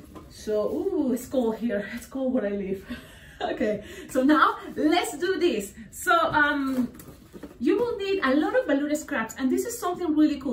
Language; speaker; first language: English; non-native, fluent; Spanish